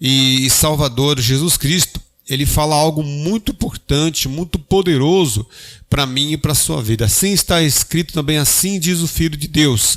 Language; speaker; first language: Portuguese; native; Portuguese